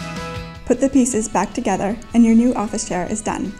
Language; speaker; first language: English; native; English